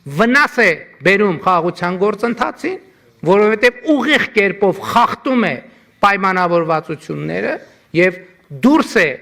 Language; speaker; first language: Armenian; native; Armenian